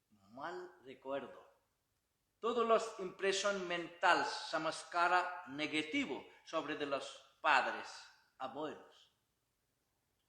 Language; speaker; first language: Spanish; non-native, learner; Bangla